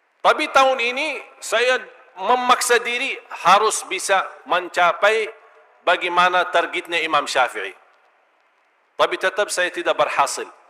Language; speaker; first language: Malay; non-native, fluent; Arabic